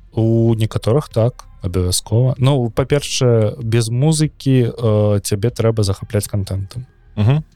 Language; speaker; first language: Belarusian; non-native, local second language; Russian